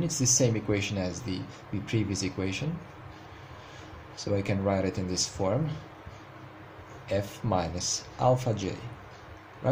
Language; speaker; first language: English; non-native, fluent; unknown